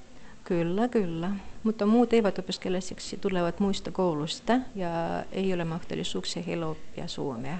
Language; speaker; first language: Finnish; non-native, fluent; Russian